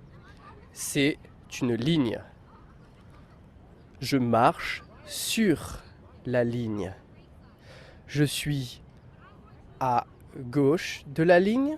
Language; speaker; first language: French; native; French